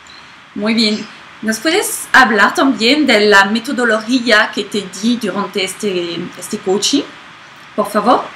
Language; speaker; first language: Spanish; non-native, fluent; French